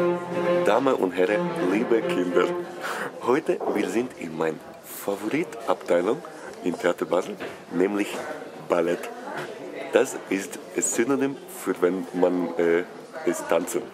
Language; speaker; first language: German; non-native, learner; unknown